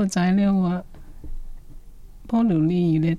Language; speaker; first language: Japanese; non-native, fluent; Chinese